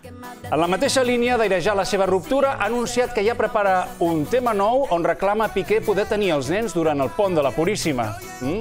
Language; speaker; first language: Catalan; native; Catalan